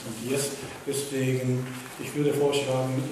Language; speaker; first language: German; non-native, fluent; Japanese